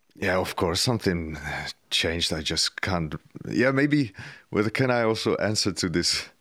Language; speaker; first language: English; non-native, fluent; Czech